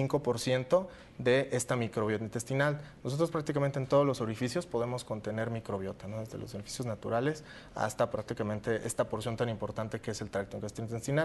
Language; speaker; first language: Spanish; native; Spanish